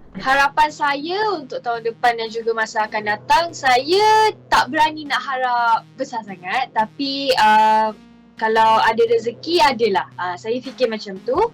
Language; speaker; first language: Malay; native; Malay